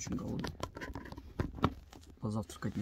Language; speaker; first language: Russian; native; Russian